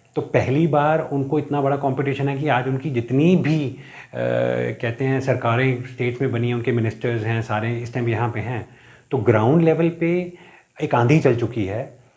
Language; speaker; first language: Hindi; non-native, local second language; Punjabi